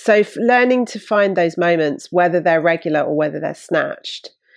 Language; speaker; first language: English; native; English